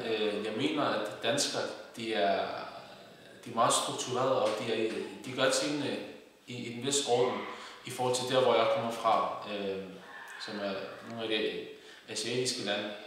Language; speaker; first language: Danish; early bilingual, other home language; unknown